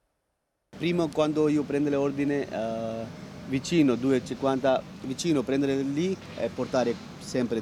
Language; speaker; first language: Italian; non-native, learner; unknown